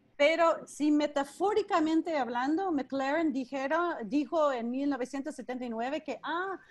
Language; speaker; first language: Spanish; non-native, fluent; English